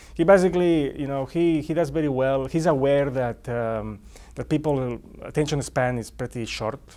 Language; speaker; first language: English; non-native, fluent; Spanish